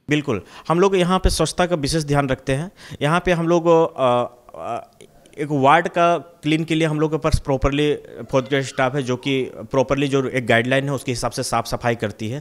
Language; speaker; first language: Hindi; native; Hindi